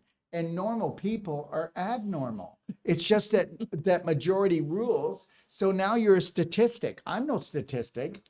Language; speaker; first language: English; native; English